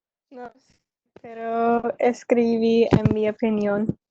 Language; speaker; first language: Spanish; non-native, learner; English